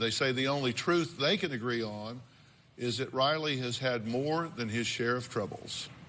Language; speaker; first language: English; native; English